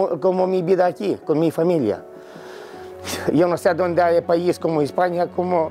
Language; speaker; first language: Spanish; non-native, learner; Ukrainian